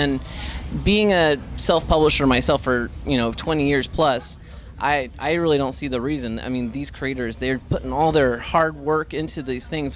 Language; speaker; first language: English; native; English